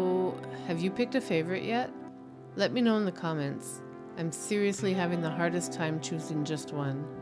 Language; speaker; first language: English; native; English